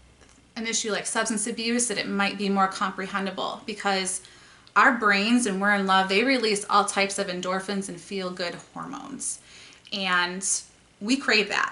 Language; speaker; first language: English; native; English